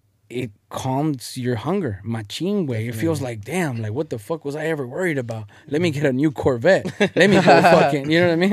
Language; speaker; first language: English; early bilingual, other home language; Spanish